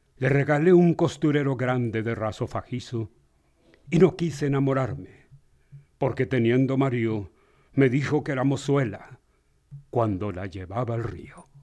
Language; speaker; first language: Spanish; native; Spanish